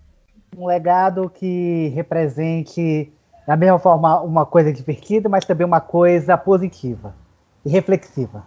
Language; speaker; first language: Portuguese; native; Portuguese